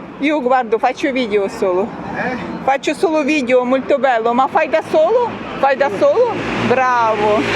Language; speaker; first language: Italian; non-native, learner; Ukrainian